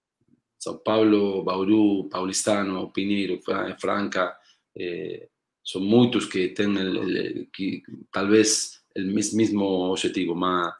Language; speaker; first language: Portuguese; non-native, learner; Spanish